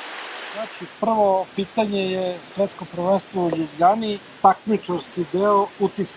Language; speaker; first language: Serbian; native; Serbian